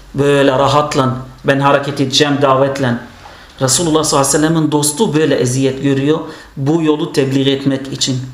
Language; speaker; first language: Turkish; non-native, fluent; Arabic